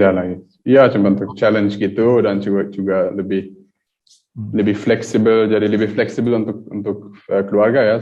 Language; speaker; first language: Indonesian; early bilingual, heritage; German